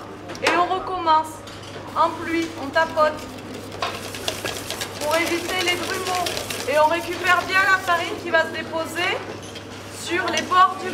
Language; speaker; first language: French; native; French